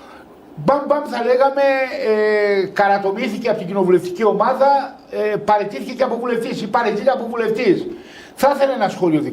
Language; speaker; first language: Greek; native; Greek